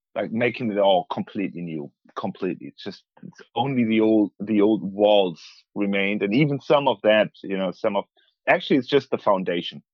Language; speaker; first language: English; non-native, fluent; German